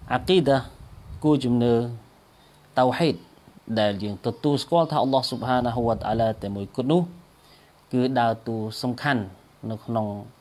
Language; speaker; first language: Khmer; non-native, local second language; Eastern Cham